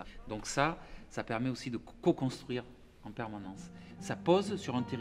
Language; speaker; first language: French; native; French